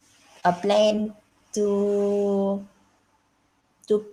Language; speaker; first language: English; non-native, learner; Vietnamese